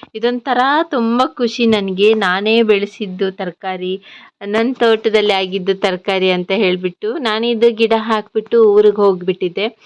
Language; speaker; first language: Kannada; non-native, local second language; Tulu